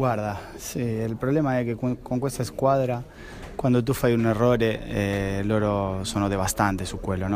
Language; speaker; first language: Italian; non-native, fluent; Spanish